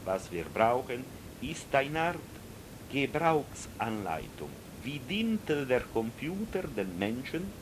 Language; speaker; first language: German; non-native, local second language; Italian